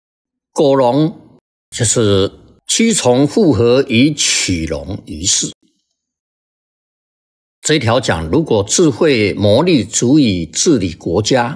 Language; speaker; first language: Chinese; native; Chinese